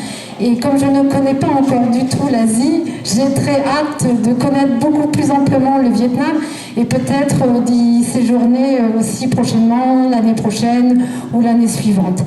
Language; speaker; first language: French; native; French